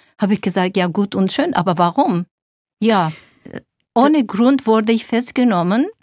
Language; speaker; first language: German; non-native, fluent; Zaza